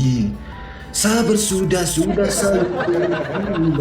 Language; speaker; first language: Indonesian; non-native, local second language; Sundanese